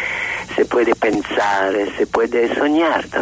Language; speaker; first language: Spanish; non-native, learner; Italian